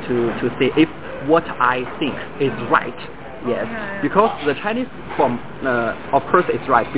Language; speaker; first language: English; non-native, fluent; Chinese